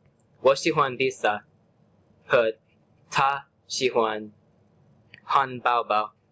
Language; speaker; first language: Chinese; non-native, learner; English